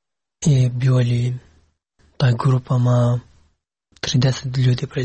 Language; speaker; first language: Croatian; non-native, learner; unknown